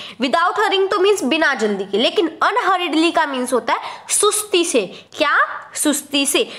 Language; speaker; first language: Hindi; native; Hindi